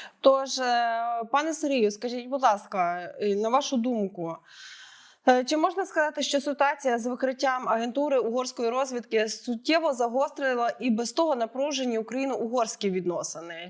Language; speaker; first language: Ukrainian; native; Ukrainian